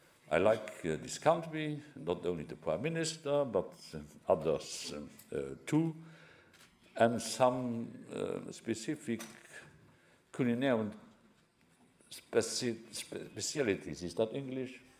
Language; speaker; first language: English; non-native, fluent; Luxembourgish